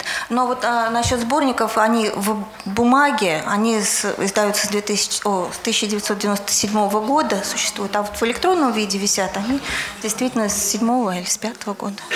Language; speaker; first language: Russian; native; Russian